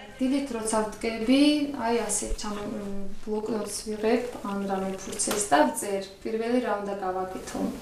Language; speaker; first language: Georgian; non-native, local second language; Azerbaijani